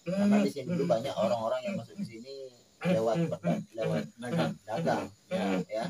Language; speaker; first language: Indonesian; native; Indonesian